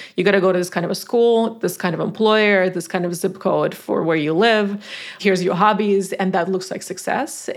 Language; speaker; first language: English; non-native, fluent; Tajik